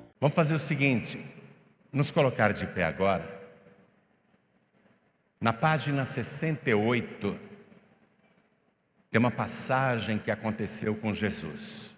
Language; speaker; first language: Portuguese; native; Portuguese